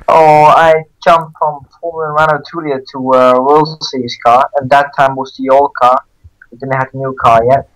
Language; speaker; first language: English; non-native, fluent; Dutch